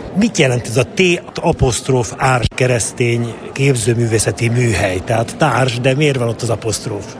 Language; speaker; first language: Hungarian; native; Hungarian